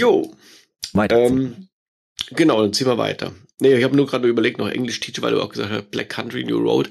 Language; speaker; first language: German; native; German